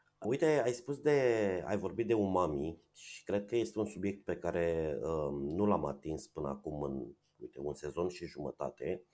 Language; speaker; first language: Romanian; native; Romanian